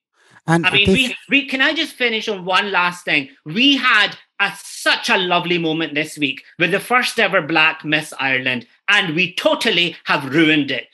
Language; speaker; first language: English; native; English